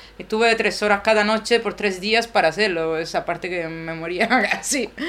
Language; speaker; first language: Spanish; non-native, fluent; Italian